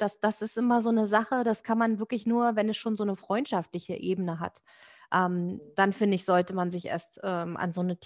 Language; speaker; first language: German; native; German